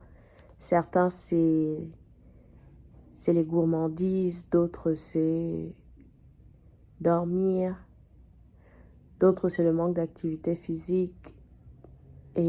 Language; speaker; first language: French; non-native, fluent; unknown